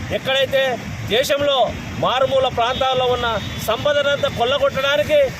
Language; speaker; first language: Telugu; non-native, local second language; Lambadi